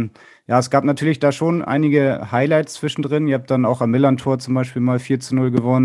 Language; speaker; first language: German; native; German